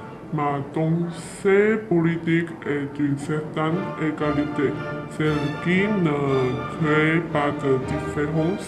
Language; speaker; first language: French; non-native, learner; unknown